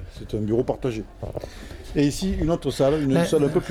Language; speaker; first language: French; native; French